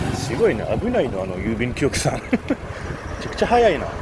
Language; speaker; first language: Japanese; non-native, learner; French